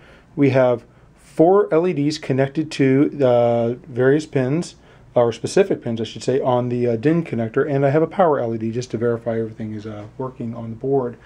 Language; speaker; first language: English; native; English